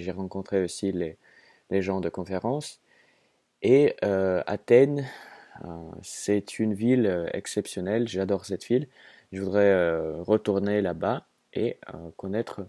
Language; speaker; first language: French; non-native, fluent; Russian